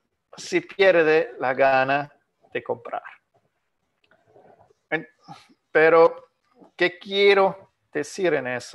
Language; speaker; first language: Spanish; non-native, fluent; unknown